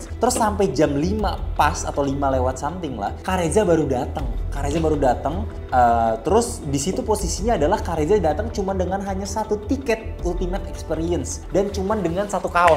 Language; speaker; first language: Indonesian; native; Indonesian